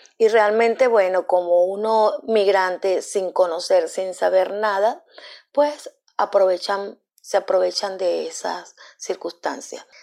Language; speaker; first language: Spanish; native; Spanish